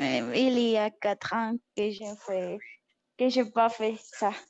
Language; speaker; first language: French; non-native, learner; Spanish